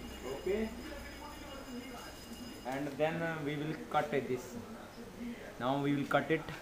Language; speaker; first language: English; non-native, local second language; Hindi